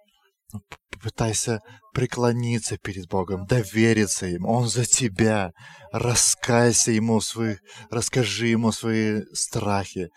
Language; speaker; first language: Russian; non-native, fluent; Lithuanian